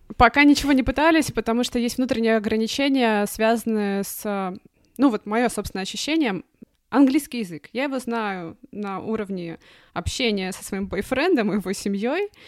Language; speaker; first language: Russian; native; Russian